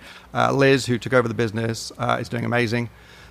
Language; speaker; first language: English; native; English